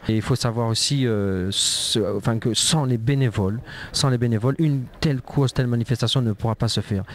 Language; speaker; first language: French; native; French